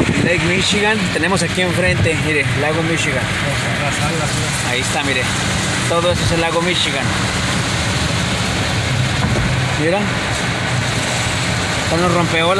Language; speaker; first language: Spanish; native; Spanish